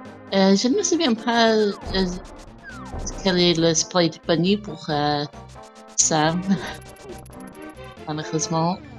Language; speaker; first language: French; non-native, fluent; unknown